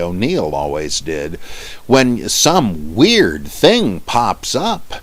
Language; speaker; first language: English; native; English